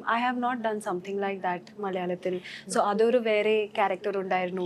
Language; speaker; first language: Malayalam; non-native, local second language; Hindi